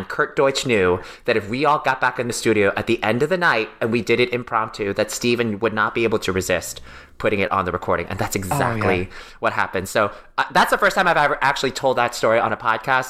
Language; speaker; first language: English; native; English